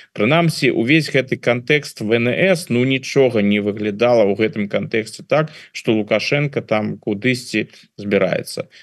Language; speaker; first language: Belarusian; non-native, local second language; Russian